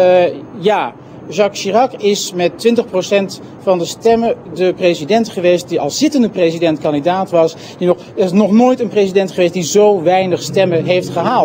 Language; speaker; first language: Dutch; native; Dutch